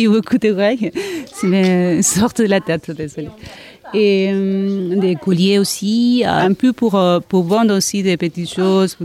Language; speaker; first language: French; non-native, learner; Spanish